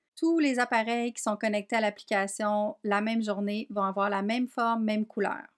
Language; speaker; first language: French; native; French